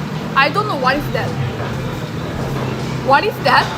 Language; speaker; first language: English; non-native, learner; Japanese